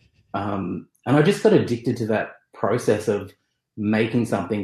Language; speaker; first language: English; native; English